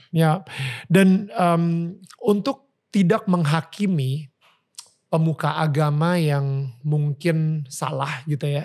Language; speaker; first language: Indonesian; native; Indonesian